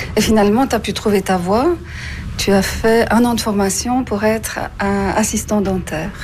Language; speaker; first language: French; native; French